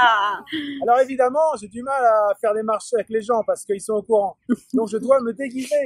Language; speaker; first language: French; native; French